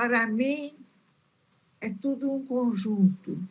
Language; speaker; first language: Portuguese; early bilingual, other home language; Italian